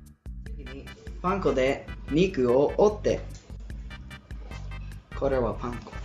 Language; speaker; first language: Japanese; non-native, learner; English